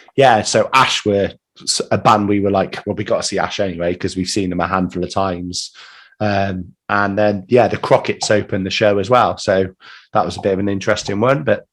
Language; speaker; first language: English; native; English